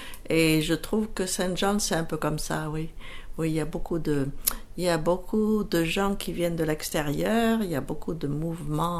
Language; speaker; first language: French; native; French